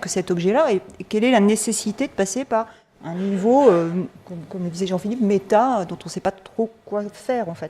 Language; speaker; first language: French; native; French